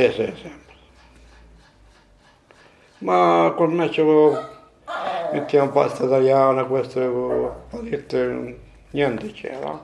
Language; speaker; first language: Italian; non-native, learner; Maltese